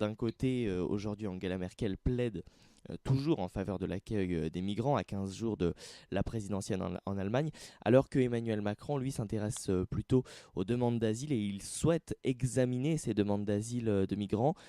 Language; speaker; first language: French; native; French